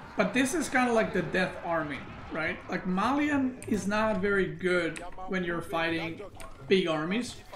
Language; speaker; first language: English; non-native, fluent; Serbian